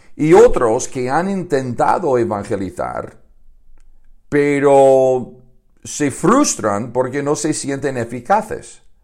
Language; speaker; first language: Spanish; non-native, fluent; English